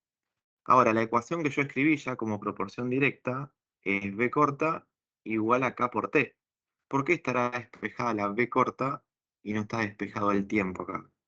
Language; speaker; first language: Spanish; native; Spanish